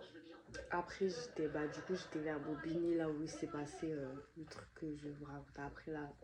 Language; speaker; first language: French; native; French